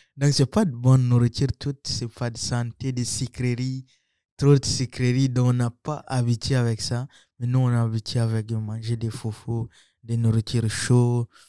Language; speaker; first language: French; non-native, local second language; Sango